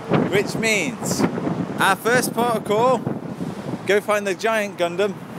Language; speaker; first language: English; native; English